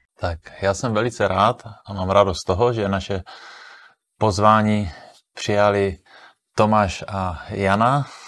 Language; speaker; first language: Czech; native; Czech